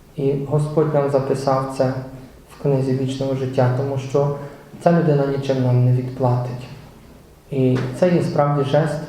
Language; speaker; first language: Ukrainian; non-native, fluent; Polish